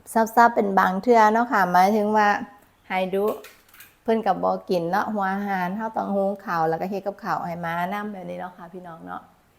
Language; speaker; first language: Thai; non-native, local second language; Northeastern Thai